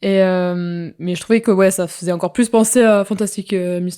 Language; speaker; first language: French; native; French